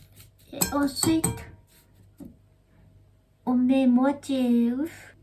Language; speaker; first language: French; non-native, learner; Japanese